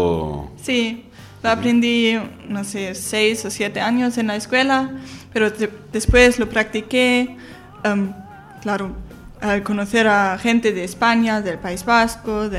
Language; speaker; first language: Spanish; non-native, fluent; German